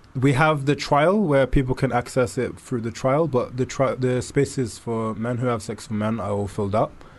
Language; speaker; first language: English; native; English